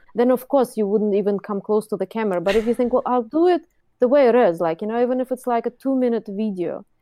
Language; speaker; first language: English; non-native, fluent; Russian